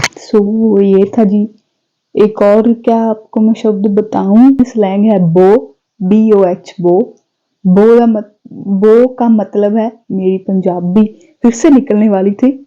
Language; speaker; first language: Hindi; non-native, local second language; Punjabi